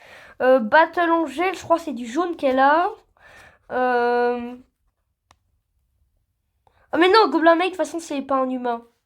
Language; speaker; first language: French; native; French